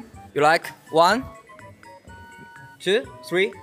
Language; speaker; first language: English; non-native, learner; Chinese